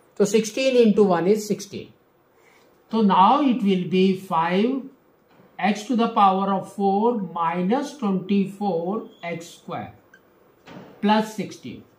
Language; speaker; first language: English; non-native, local second language; Hindi